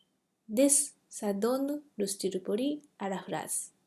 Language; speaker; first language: French; non-native, fluent; Japanese